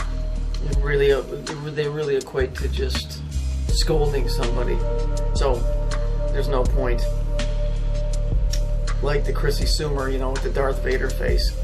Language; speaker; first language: English; native; English